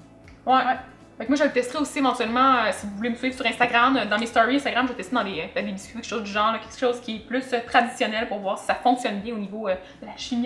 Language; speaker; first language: French; native; French